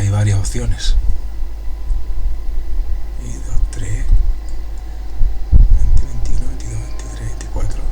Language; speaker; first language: Spanish; native; Spanish